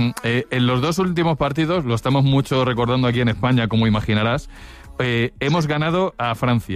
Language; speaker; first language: Spanish; native; Spanish